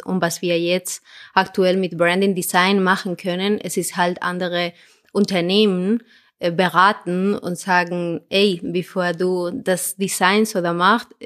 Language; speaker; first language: German; non-native, fluent; Spanish